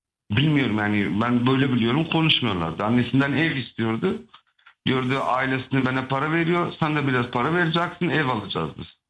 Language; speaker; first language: Turkish; non-native, learner; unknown